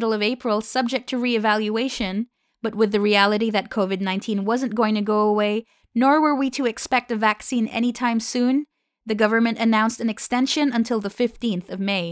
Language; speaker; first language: English; non-native, local second language; Filipino